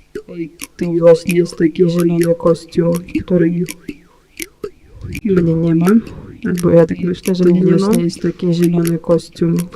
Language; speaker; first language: Polish; non-native, fluent; Ukrainian